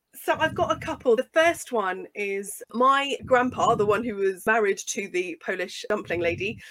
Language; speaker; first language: English; native; English